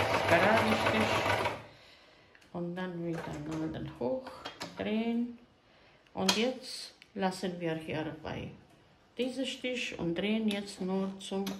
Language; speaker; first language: German; non-native, fluent; Croatian